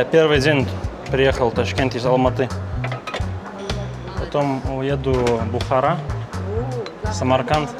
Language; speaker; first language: Russian; non-native, learner; Lithuanian